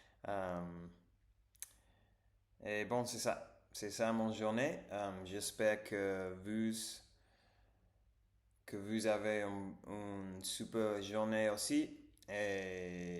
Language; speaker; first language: French; non-native, learner; English